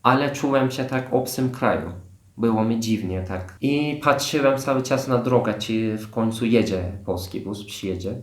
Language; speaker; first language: Polish; non-native, fluent; Turkish